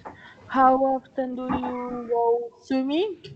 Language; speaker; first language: English; non-native, learner; Spanish